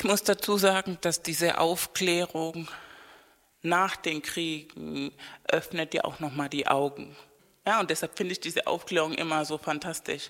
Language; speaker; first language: German; non-native, fluent; Spanish